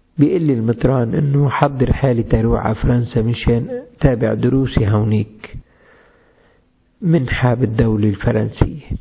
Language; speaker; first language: Arabic; native; Arabic